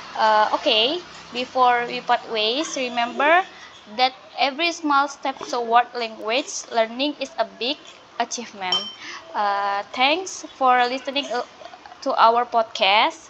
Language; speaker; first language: English; non-native, learner; Indonesian